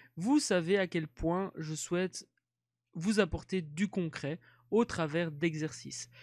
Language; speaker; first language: French; native; French